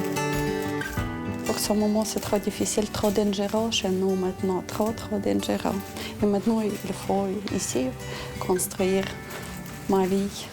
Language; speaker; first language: French; non-native, learner; Ukrainian